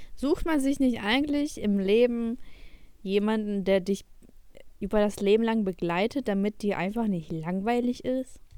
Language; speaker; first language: German; early bilingual, other home language; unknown